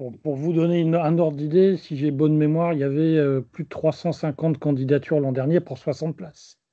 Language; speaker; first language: French; native; French